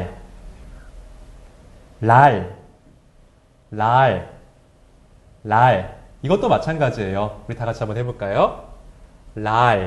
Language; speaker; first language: Korean; native; Korean